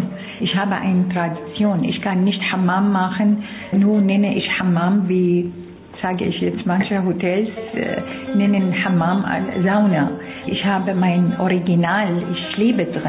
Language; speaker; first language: German; non-native, fluent; Arabic